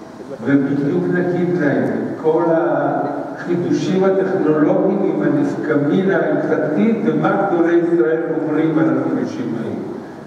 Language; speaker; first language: Hebrew; early bilingual, other home language; Spanish